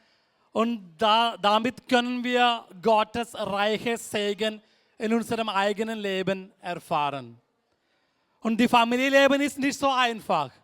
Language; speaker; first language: German; non-native, fluent; Malayalam